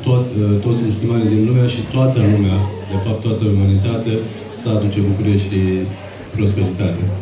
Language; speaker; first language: Romanian; non-native, fluent; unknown